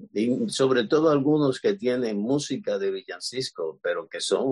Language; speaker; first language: Spanish; native; Spanish